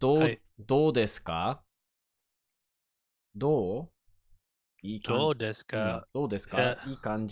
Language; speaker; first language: Japanese; non-native, fluent; English